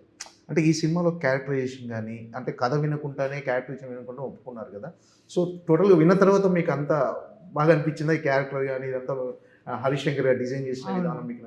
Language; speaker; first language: Telugu; native; Telugu